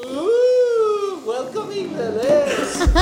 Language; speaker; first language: Dutch; non-native, fluent; Spanish